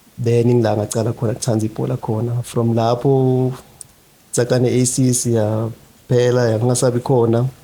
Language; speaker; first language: Zulu; non-native, local second language; Swati